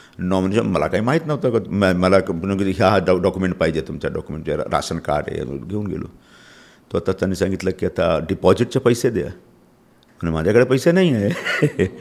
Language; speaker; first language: Marathi; non-native, local second language; Hindi